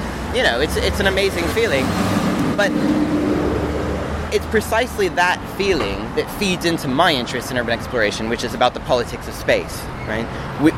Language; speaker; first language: English; native; English